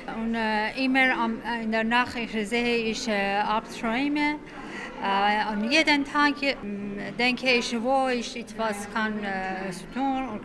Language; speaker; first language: German; non-native, learner; Persian